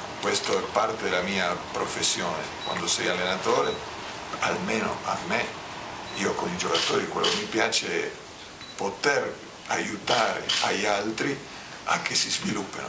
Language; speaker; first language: Italian; non-native, fluent; Spanish